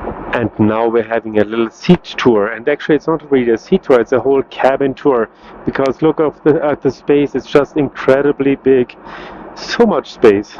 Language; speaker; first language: English; non-native, fluent; German